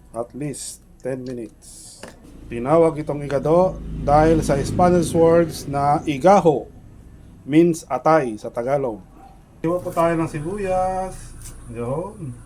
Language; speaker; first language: Filipino; non-native, local second language; Iloko